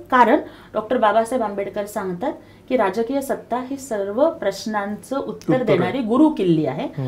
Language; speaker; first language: Marathi; non-native, local second language; Telugu